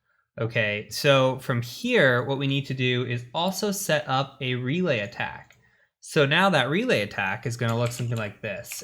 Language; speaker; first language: English; native; English